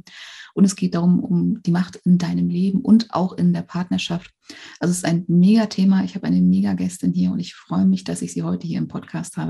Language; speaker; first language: German; native; German